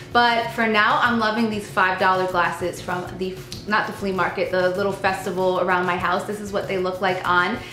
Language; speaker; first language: English; native; English